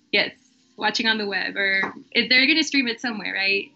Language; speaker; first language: English; early bilingual, other home language; Spanish